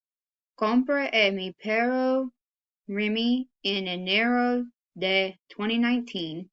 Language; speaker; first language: Spanish; non-native, learner; English